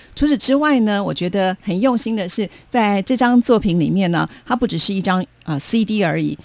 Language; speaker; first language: Chinese; native; Chinese